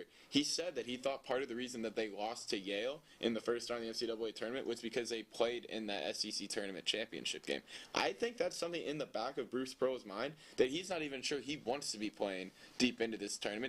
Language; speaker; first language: English; native; English